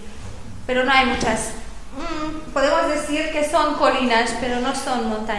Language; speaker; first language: Spanish; non-native, fluent; Hungarian